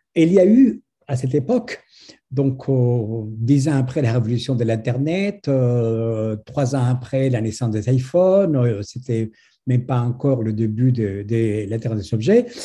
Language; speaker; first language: French; non-native, fluent; Spanish